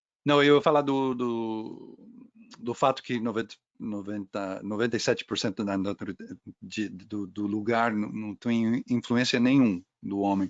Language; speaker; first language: Portuguese; non-native, fluent; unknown